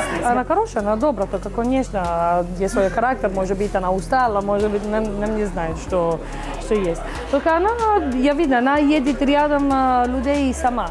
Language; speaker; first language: Russian; non-native, learner; Italian